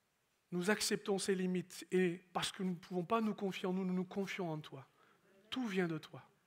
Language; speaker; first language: French; native; French